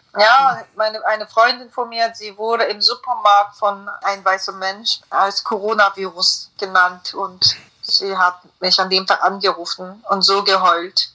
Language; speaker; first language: German; non-native, fluent; Korean